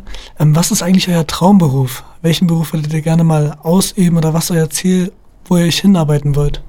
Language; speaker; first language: German; native; German